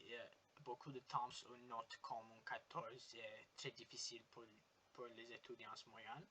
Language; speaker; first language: French; non-native, learner; English